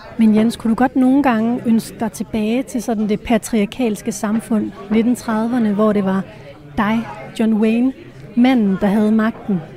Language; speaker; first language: Danish; native; Danish